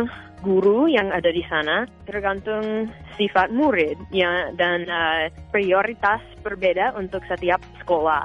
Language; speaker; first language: Indonesian; non-native, fluent; English